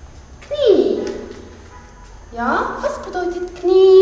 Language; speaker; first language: German; non-native, fluent; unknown